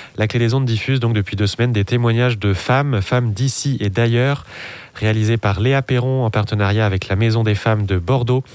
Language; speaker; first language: French; native; French